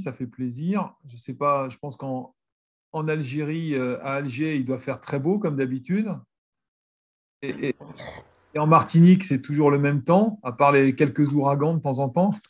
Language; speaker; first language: French; native; French